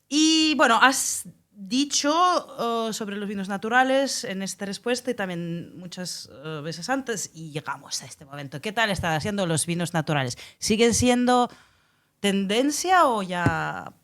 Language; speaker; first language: Spanish; non-native, fluent; Russian